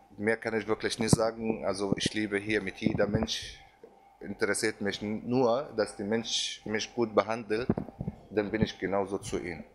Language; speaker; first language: German; non-native, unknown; Arabic